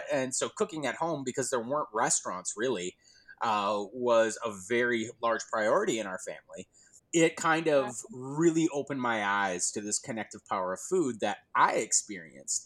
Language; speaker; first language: English; native; English